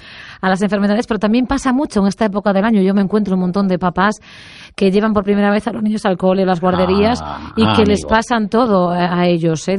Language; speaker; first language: Spanish; native; Spanish